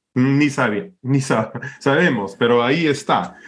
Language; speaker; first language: Spanish; non-native, fluent; English